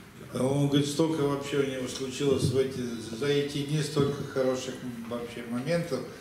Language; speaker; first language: Russian; native; Russian